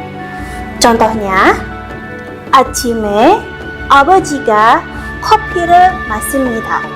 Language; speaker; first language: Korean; non-native, fluent; Indonesian